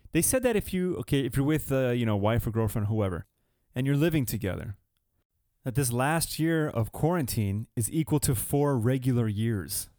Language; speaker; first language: English; early bilingual, other home language; Spanish